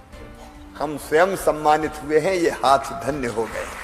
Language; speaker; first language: Hindi; native; Hindi